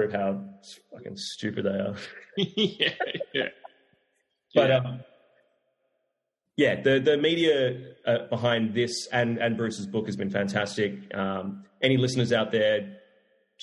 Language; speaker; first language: English; native; English